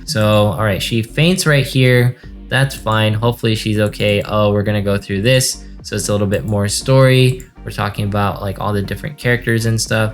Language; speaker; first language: English; native; English